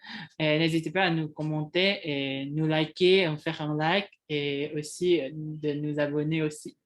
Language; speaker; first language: French; non-native, fluent; Indonesian